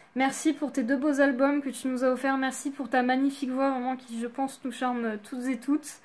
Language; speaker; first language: French; native; French